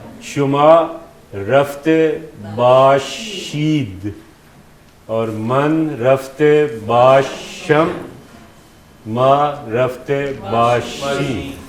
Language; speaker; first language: Persian; non-native, fluent; Urdu